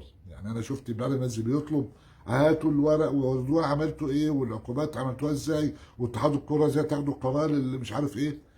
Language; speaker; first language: Arabic; native; Arabic